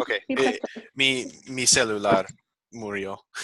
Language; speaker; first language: Spanish; non-native, fluent; English